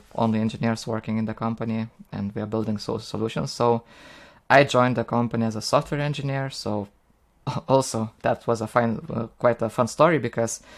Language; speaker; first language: English; non-native, fluent; Lithuanian